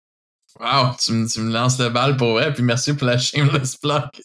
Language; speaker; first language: French; native; French